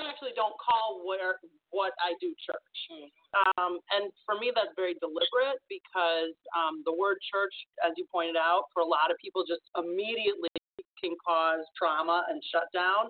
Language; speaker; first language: English; native; English